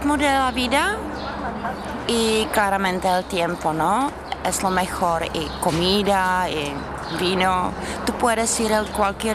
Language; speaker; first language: Spanish; non-native, learner; Czech